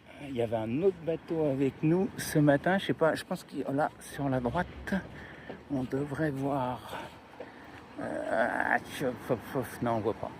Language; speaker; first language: French; native; French